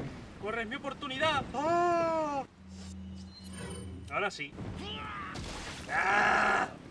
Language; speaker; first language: Spanish; native; Spanish